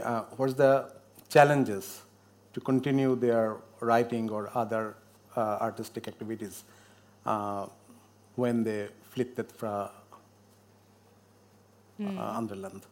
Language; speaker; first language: English; non-native, learner; Bangla